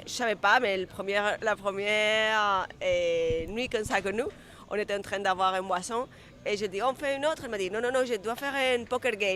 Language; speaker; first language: French; non-native, fluent; Spanish